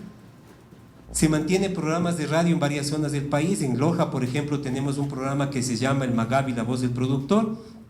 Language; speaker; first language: Spanish; native; Spanish